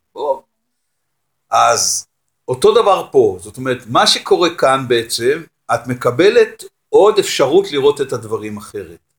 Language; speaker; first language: Hebrew; native; Hebrew